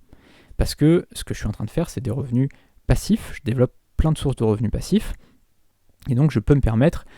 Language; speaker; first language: French; native; French